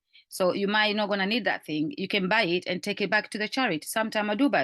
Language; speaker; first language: English; non-native, fluent; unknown